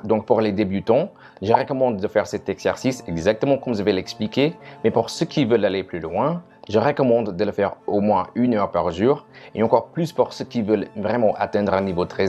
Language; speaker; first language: French; non-native, fluent; English